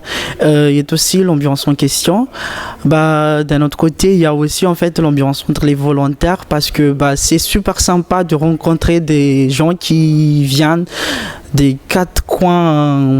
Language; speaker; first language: French; native; French